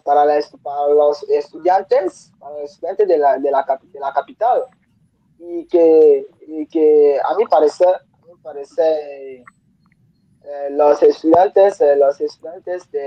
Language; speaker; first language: Spanish; non-native, learner; French